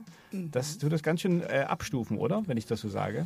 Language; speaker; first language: German; native; German